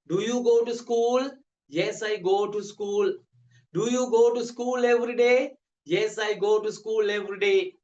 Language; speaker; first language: English; non-native, local second language; Sinhala